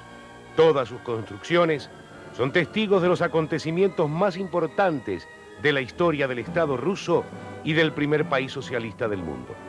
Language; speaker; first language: Spanish; native; Spanish